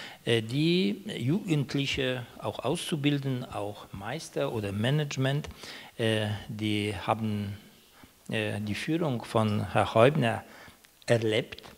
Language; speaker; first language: German; non-native, fluent; Polish